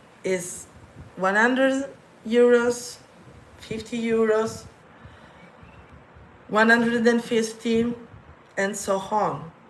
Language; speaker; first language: English; non-native, fluent; Italian